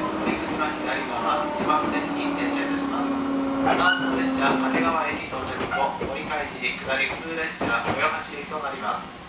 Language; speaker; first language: Japanese; native; Japanese